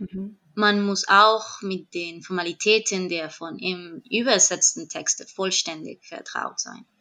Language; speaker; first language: German; non-native, fluent; Spanish